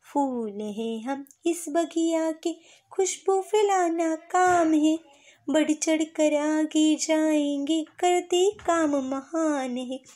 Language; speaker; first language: Hindi; non-native, local second language; Gujarati